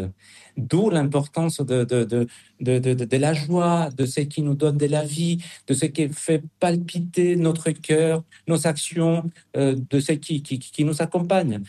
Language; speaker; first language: French; non-native, fluent; Spanish